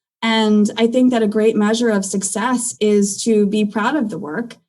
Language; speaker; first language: English; native; English